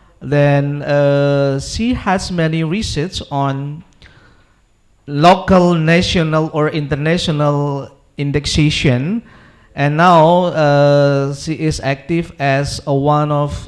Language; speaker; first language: English; non-native, local second language; Indonesian